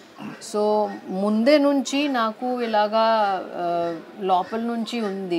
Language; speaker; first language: Telugu; non-native, learner; Hindi